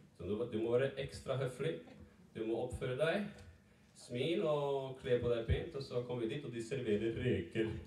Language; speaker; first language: Norwegian; early bilingual, other home language; Serbian